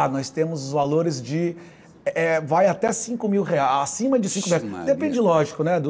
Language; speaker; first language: Portuguese; native; Portuguese